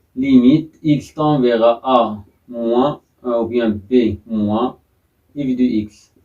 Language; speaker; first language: French; non-native, local second language; Arabic